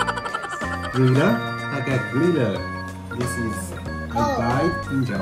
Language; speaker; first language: English; non-native, local second language; Filipino